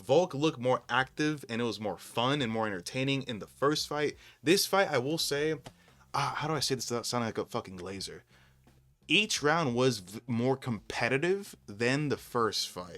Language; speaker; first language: English; native; English